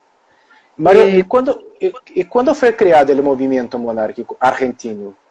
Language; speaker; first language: Spanish; non-native, local second language; Portuguese